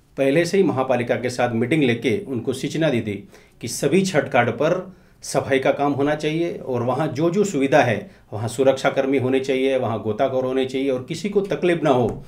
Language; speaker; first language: Hindi; non-native, local second language; Marathi